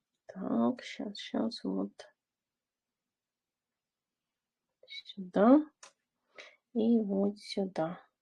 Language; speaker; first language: Russian; native; Russian